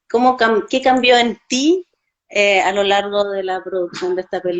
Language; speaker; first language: Spanish; native; Spanish